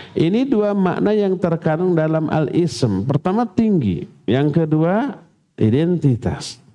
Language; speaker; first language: Malay; non-native, local second language; Sundanese